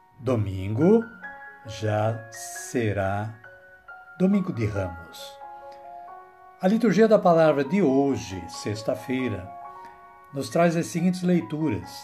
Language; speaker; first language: Portuguese; native; Portuguese